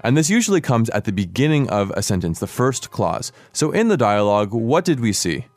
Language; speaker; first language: English; native; English